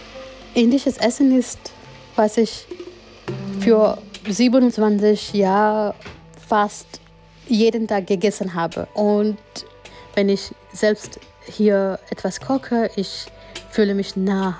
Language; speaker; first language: German; non-native, learner; Gujarati